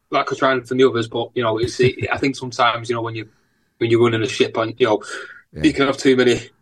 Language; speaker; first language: English; native; English